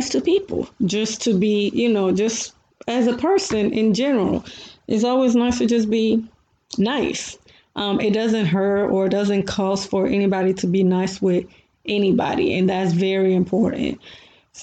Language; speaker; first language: English; early bilingual, other home language; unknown